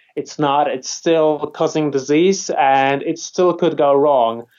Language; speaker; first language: English; non-native, fluent; Polish